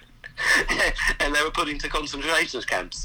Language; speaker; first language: English; native; English